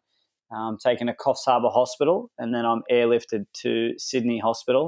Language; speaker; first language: English; native; English